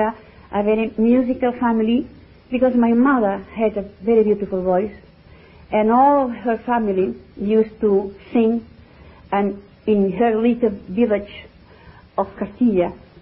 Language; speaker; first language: English; non-native, fluent; Spanish